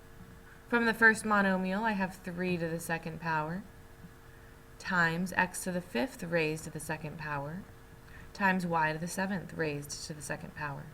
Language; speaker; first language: English; native; English